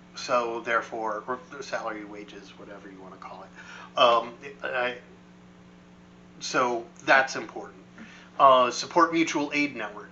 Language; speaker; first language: English; native; English